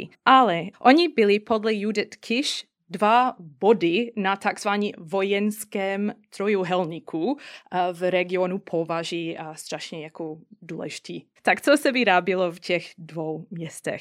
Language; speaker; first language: Czech; non-native, fluent; English